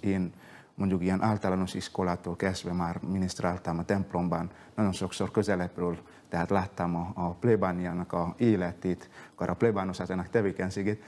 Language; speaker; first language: Hungarian; non-native, fluent; Indonesian